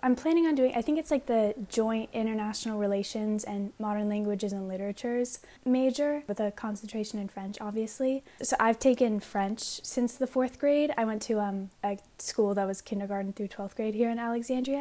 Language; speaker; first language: English; native; English